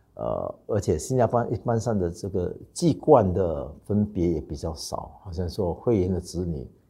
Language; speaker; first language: Chinese; non-native, local second language; Wu Chinese